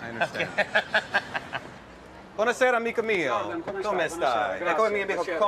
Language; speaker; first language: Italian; non-native, fluent; English